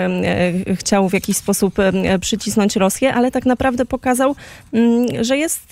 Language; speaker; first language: Polish; native; Polish